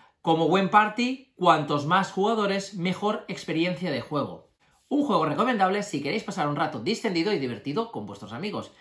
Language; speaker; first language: Spanish; native; Spanish